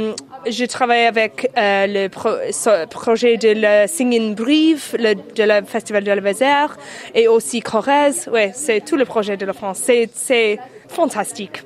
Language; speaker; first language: French; non-native, learner; English